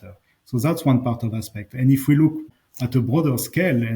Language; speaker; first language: English; non-native, fluent; French